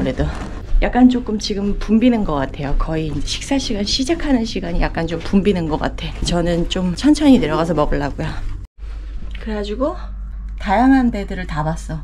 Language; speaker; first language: Korean; native; Korean